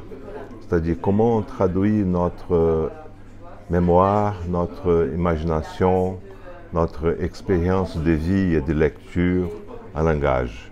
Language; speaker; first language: French; non-native, fluent; Portuguese